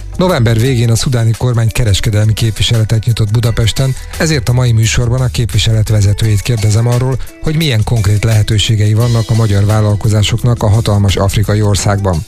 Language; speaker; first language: Hungarian; native; Hungarian